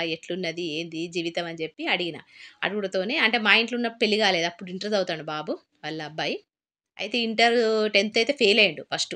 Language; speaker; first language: Telugu; native; Telugu